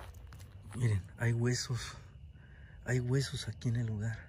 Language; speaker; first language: Spanish; native; Spanish